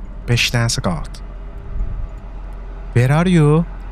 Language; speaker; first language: English; non-native, learner; Azerbaijani